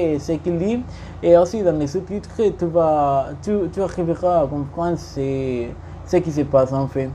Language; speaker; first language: French; non-native, learner; Spanish